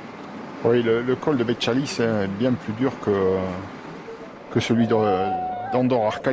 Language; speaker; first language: French; native; French